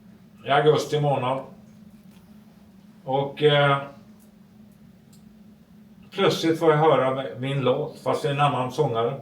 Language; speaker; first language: Swedish; native; Swedish